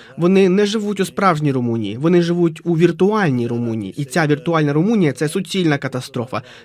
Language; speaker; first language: Ukrainian; non-native, fluent; Romanian